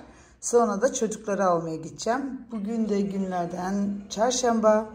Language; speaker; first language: Turkish; early bilingual, heritage; Turkish